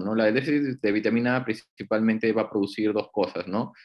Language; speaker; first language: Spanish; native; Spanish